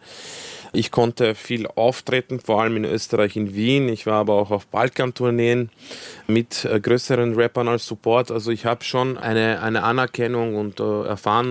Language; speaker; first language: German; early bilingual, other home language; Croatian